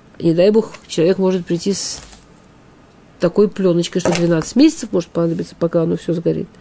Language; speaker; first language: Russian; early bilingual, heritage; Russian